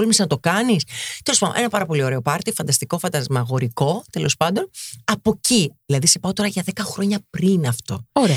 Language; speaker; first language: Greek; native; Greek